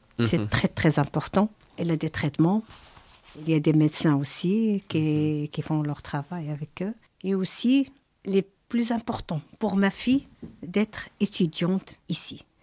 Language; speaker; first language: French; non-native, learner; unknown